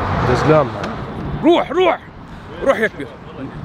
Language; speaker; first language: Arabic; native; Arabic